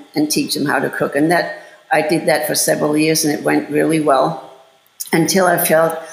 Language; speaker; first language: English; non-native, fluent; German